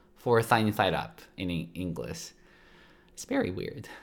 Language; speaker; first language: English; non-native, fluent; Japanese